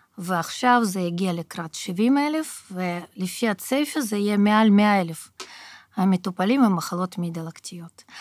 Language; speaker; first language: Hebrew; early bilingual, other home language; Russian